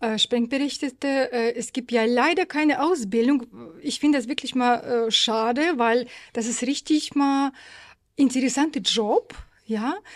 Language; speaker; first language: German; non-native, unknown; Russian